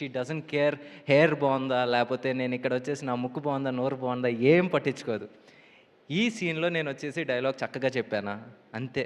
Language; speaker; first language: Telugu; native; Telugu